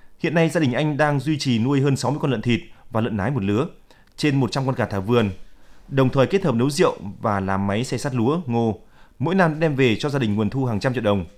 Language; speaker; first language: Vietnamese; native; Vietnamese